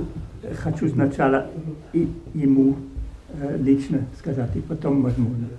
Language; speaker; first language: Russian; non-native, learner; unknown